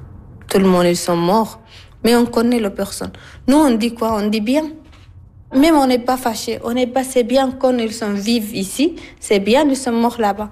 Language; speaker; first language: French; non-native, learner; Arabic